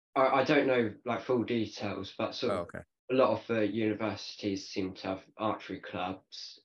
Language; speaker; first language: English; native; English